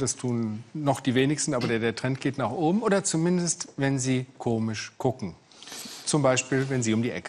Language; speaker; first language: German; native; German